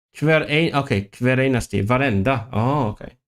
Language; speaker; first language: Icelandic; non-native, learner; Chinese